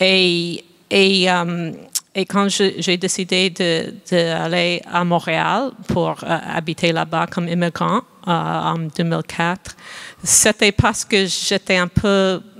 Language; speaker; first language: French; non-native, fluent; English